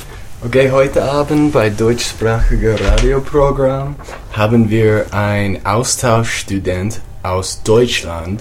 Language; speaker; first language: German; non-native, learner; English